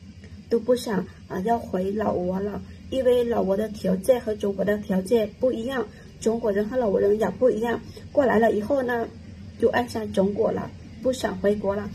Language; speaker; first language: Chinese; non-native, fluent; Lao